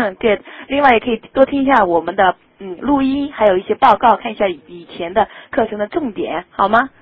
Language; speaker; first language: Chinese; native; Chinese